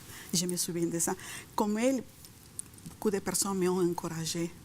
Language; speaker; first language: French; non-native, fluent; Spanish